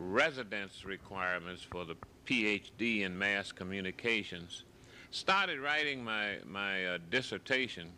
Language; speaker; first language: English; native; English